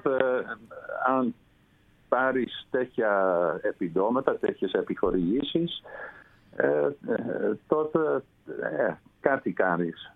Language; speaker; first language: Greek; non-native, fluent; Dutch